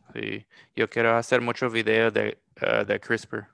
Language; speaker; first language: Spanish; non-native, learner; English